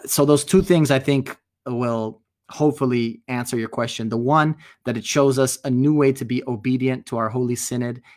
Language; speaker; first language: English; native; English